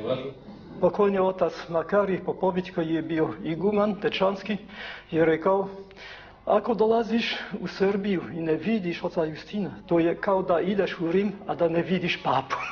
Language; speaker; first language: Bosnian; non-native, fluent; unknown